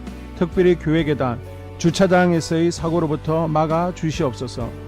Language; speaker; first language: Korean; native; Korean